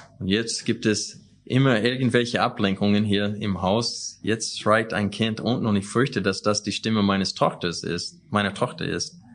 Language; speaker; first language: German; non-native, fluent; English